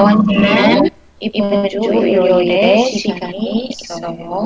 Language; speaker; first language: Korean; non-native, learner; Indonesian